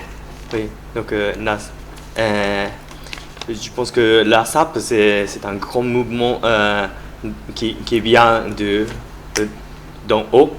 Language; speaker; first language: French; non-native, learner; Japanese